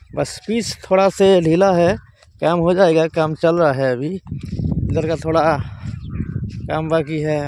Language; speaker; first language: Hindi; non-native, local second language; Odia